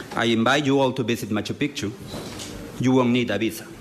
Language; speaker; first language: English; non-native, fluent; Spanish